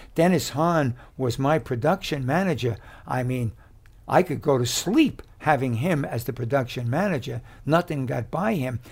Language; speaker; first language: English; native; English